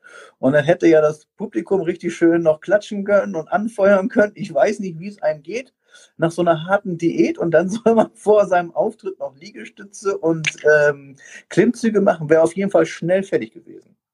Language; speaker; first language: German; native; German